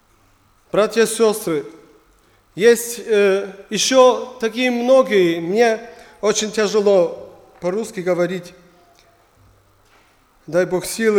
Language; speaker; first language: Russian; non-native, learner; German